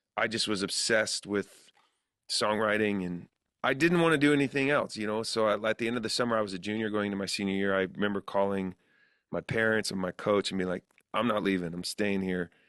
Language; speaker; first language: English; native; English